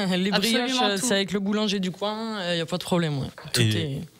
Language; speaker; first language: French; native; French